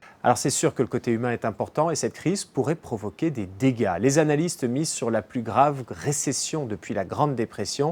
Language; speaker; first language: French; native; French